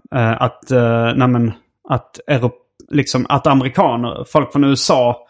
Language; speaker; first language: Swedish; native; Swedish